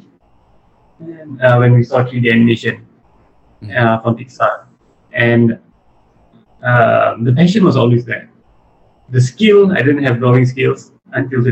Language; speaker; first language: English; early bilingual, other home language; Malay